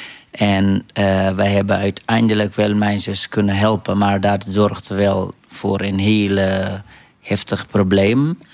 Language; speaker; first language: Dutch; non-native, fluent; Arabic